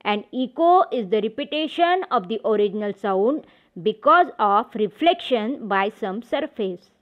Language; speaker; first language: English; non-native, local second language; Marathi